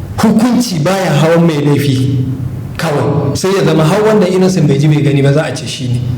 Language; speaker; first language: Hausa; non-native, local second language; Fula